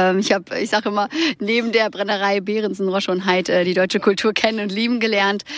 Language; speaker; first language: German; early bilingual, other home language; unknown